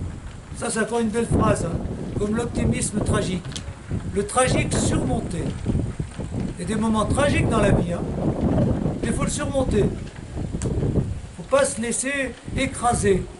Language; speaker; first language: French; native; French